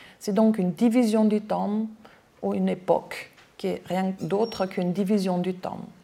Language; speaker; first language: French; non-native, fluent; German